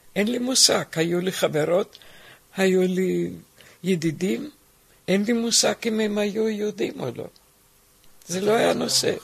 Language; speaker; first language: Hebrew; non-native, fluent; German